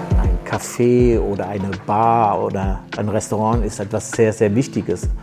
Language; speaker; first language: German; non-native, fluent; Spanish